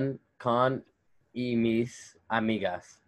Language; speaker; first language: Spanish; non-native, learner; English